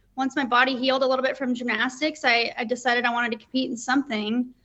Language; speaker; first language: English; native; English